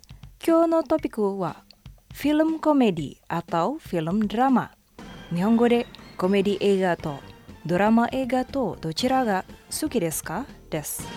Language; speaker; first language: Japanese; non-native, fluent; Indonesian